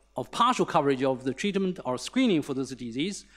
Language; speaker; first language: English; non-native, fluent; Chinese